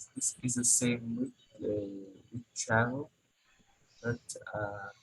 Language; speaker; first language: English; non-native, learner; Vietnamese